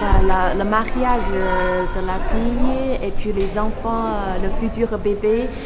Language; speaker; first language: French; non-native, learner; Chinese